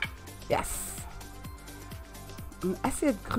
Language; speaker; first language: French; non-native, learner; English